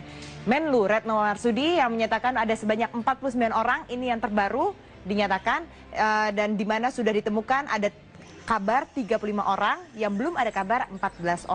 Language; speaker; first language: Indonesian; native; Indonesian